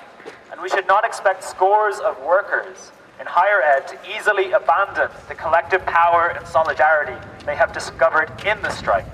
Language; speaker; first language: English; native; English